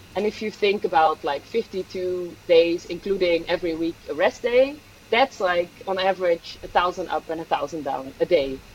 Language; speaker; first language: English; non-native, fluent; Dutch